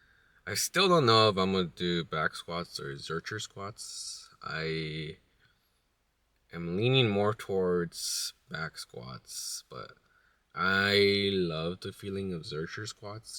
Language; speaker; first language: English; native; English